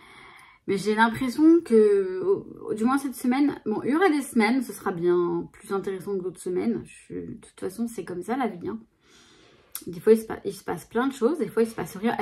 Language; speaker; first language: French; native; French